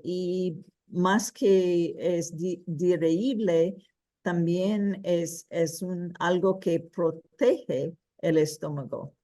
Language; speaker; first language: Spanish; early bilingual, heritage; Spanish